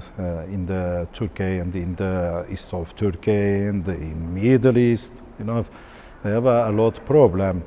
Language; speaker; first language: English; non-native, learner; Turkish